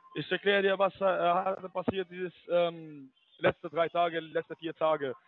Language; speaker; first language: German; non-native, learner; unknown